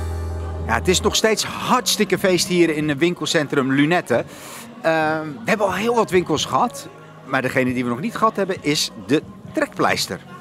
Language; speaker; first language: Dutch; native; Dutch